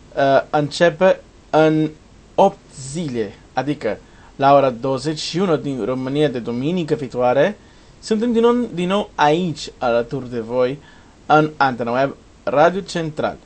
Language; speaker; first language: Romanian; non-native, learner; Portuguese